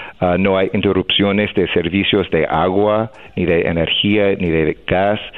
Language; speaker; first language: Spanish; non-native, fluent; English